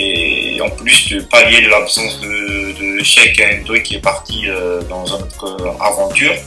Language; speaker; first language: French; non-native, local second language; Malagasy